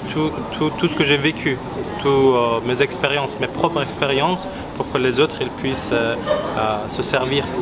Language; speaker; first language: French; non-native, fluent; Persian